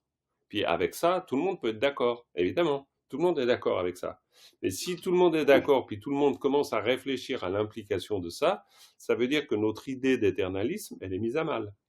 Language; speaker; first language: French; native; French